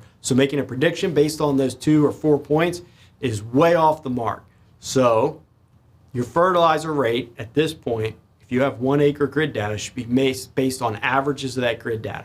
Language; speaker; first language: English; native; English